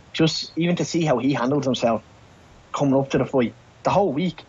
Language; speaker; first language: English; native; English